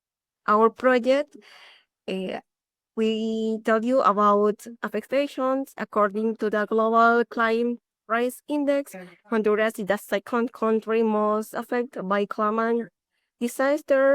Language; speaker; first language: English; non-native, learner; Spanish